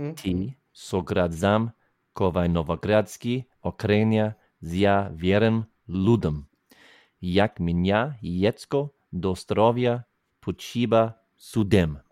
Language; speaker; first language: English; native; English